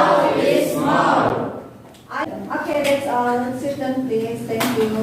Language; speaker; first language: English; non-native, learner; Indonesian